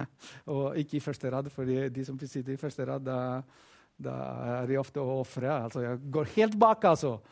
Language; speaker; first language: Norwegian; non-native, fluent; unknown